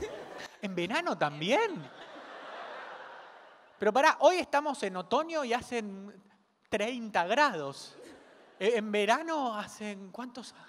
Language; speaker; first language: Spanish; native; Spanish